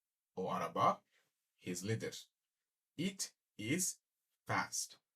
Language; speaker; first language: Turkish; non-native, learner; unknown